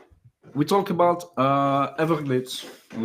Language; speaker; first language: English; non-native, learner; French